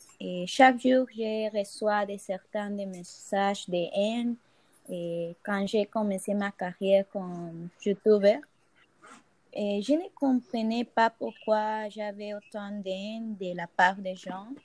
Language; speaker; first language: French; non-native, fluent; Spanish